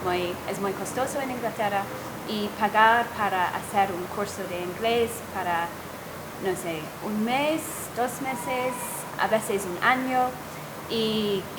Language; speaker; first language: Spanish; non-native, fluent; English